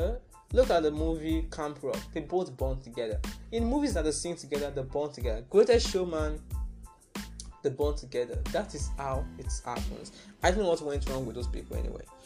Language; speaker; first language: English; non-native, local second language; Yoruba